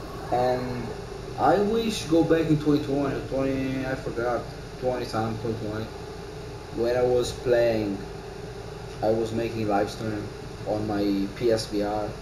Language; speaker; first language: English; non-native, learner; Italian